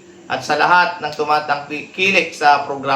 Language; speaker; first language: Filipino; native; Filipino